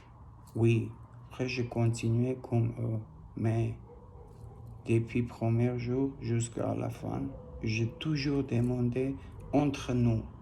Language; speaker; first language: French; non-native, learner; Armenian